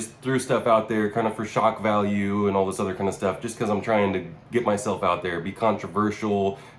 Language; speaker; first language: English; native; English